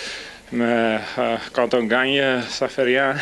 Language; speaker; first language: French; non-native, fluent; Dutch